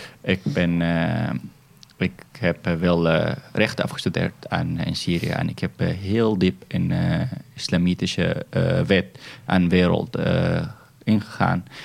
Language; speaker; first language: Dutch; non-native, fluent; Arabic